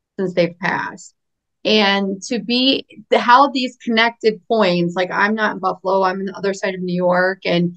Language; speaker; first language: English; native; English